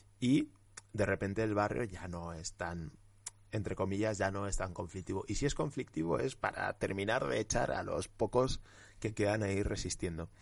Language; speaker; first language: Spanish; early bilingual, other home language; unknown